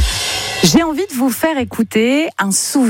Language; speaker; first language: French; native; French